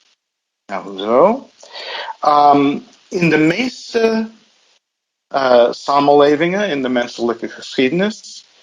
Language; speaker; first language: Dutch; non-native, fluent; English